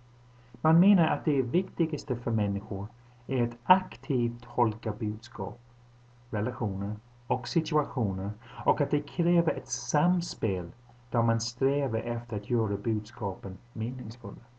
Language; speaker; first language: Swedish; non-native, fluent; English